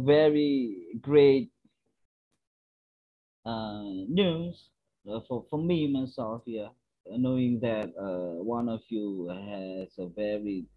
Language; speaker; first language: English; non-native, fluent; Indonesian